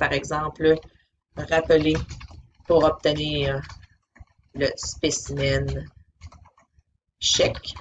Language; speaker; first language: French; native; French